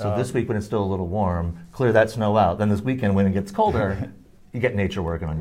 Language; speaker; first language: English; native; English